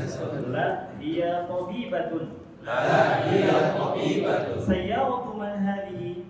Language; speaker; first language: Arabic; non-native, fluent; Indonesian